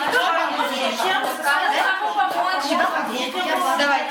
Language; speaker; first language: Russian; native; Russian